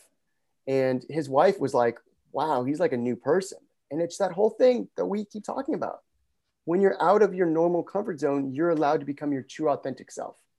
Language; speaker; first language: English; native; English